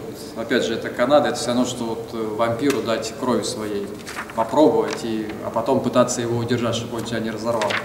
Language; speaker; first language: Russian; native; Russian